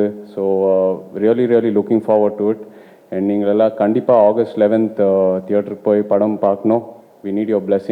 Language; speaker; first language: Tamil; non-native, local second language; Telugu